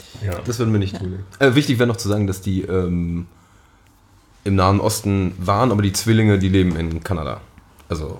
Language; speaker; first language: German; native; German